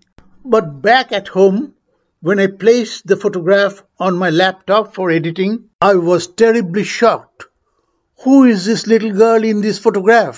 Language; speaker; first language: English; non-native, local second language; Bangla